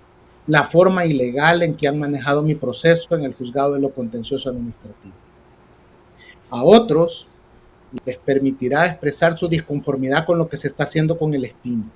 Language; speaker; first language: Spanish; native; Spanish